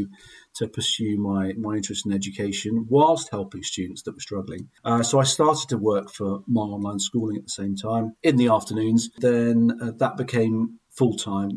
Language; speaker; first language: English; native; English